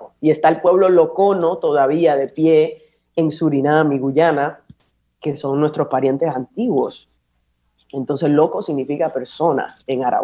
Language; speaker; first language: Spanish; native; Spanish